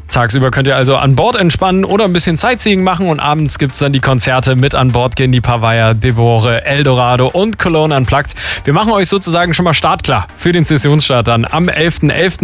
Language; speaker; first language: German; native; German